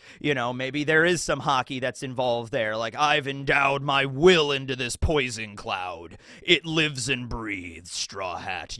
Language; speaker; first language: English; native; English